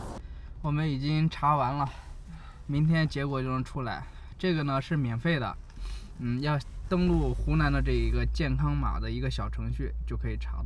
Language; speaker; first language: Chinese; native; Chinese